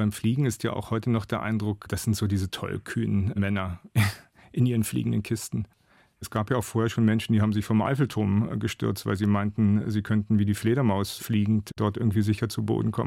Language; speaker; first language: German; native; German